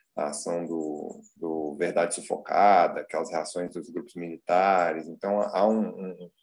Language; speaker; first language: Portuguese; native; Portuguese